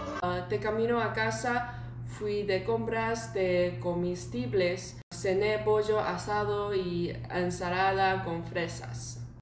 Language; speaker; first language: Spanish; non-native, learner; Chinese